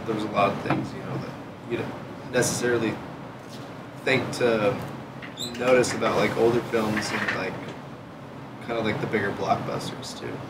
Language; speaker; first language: English; native; English